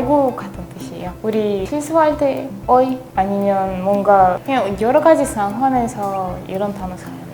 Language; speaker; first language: Korean; non-native, learner; Russian